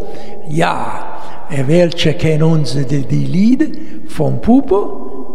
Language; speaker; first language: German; non-native, learner; Italian